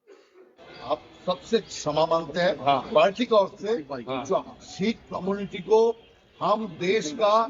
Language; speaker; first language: Hindi; non-native, local second language; Bangla